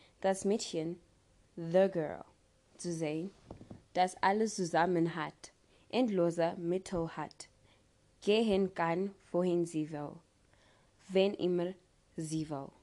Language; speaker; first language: German; non-native, learner; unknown